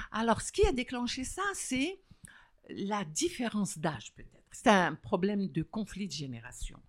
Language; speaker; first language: French; non-native, local second language; Arabic